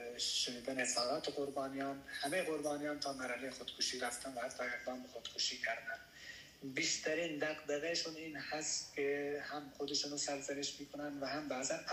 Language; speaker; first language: Persian; non-native, local second language; Baluchi